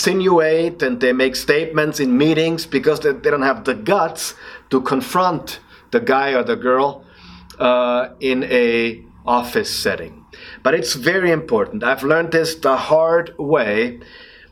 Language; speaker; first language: English; non-native, fluent; German